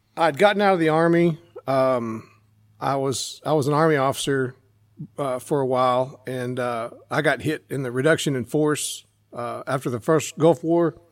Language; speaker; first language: English; native; English